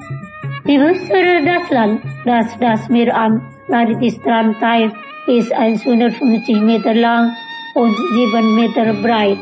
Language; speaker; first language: German; non-native, learner; Indonesian